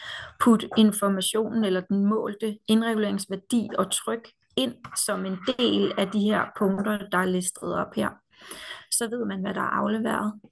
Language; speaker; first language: Danish; native; Danish